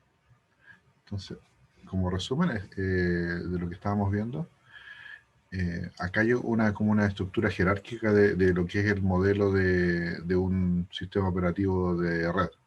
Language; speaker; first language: Spanish; native; Spanish